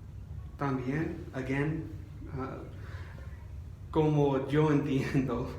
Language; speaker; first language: Spanish; non-native, learner; English